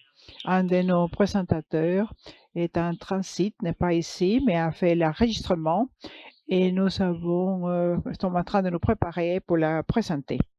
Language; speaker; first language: French; non-native, learner; English